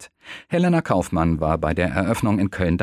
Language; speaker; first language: German; native; German